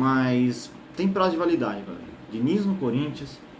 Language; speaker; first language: Portuguese; native; Portuguese